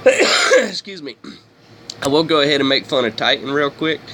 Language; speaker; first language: English; native; English